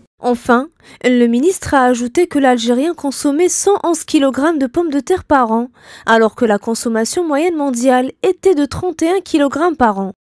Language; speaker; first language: French; non-native, local second language; Arabic